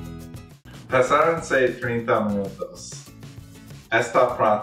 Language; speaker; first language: Portuguese; non-native, learner; English